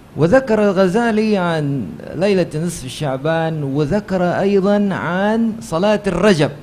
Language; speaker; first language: Arabic; non-native, fluent; Malay